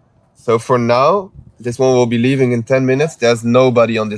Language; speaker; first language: English; non-native, fluent; Dutch